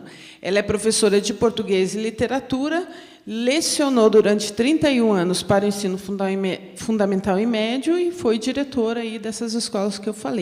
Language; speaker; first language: Portuguese; native; Portuguese